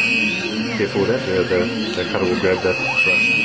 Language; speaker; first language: English; native; English